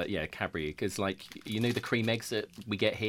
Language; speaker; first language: English; native; English